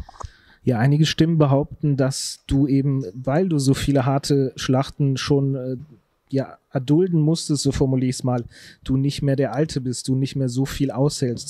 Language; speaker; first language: German; native; German